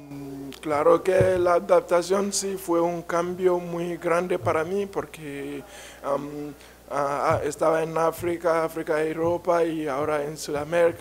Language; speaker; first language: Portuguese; non-native, learner; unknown